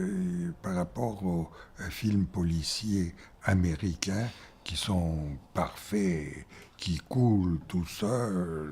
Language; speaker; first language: French; non-native, fluent; Bulgarian